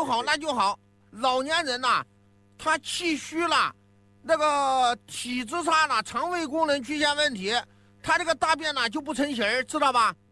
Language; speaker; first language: Chinese; native; Chinese